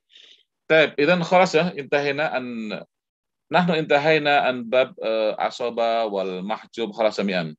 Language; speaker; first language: Arabic; non-native, fluent; Indonesian